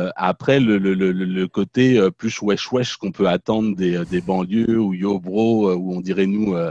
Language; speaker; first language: French; native; French